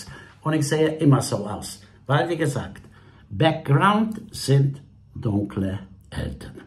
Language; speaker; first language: German; non-native, fluent; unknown